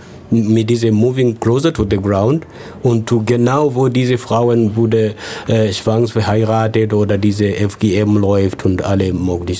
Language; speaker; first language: German; non-native, fluent; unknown